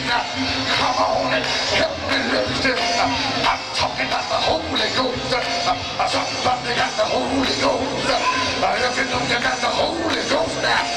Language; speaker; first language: English; native; English